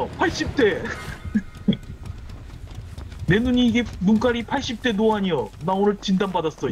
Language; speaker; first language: Korean; native; Korean